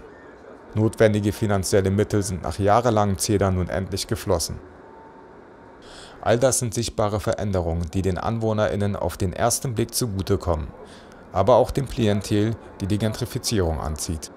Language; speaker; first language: German; native; German